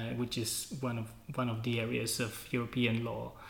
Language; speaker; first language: English; non-native, fluent; Spanish